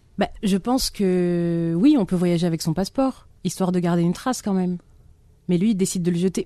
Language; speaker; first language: French; non-native, local second language; Arabic